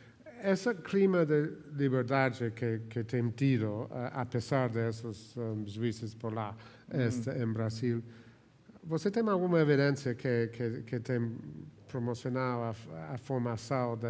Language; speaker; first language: Portuguese; non-native, fluent; Spanish